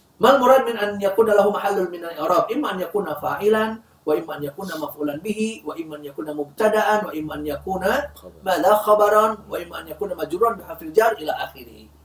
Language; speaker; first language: Arabic; non-native, fluent; Indonesian